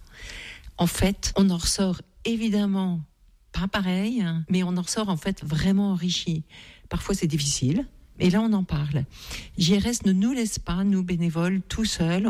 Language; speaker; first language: French; native; French